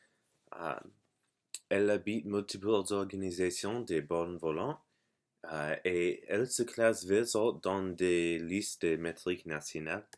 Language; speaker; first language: French; non-native, learner; English